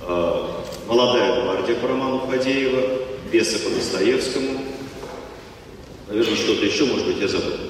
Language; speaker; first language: Russian; native; Russian